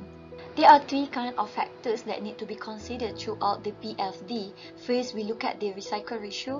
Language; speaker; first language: English; non-native, local second language; Malay